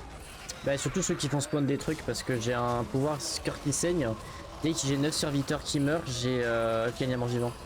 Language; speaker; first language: French; native; French